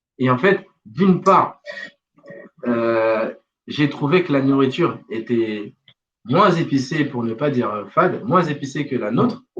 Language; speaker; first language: French; non-native, local second language; Wolof